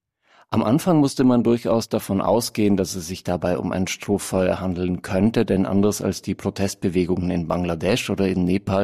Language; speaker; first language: German; native; German